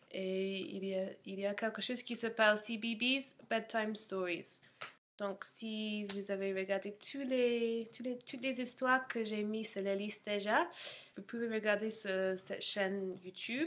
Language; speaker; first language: French; non-native, fluent; English